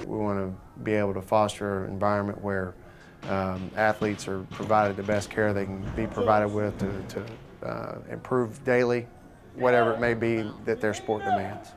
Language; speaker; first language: English; native; English